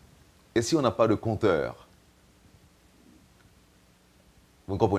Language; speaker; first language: French; native; French